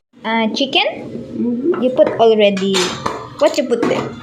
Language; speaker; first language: English; non-native, learner; Filipino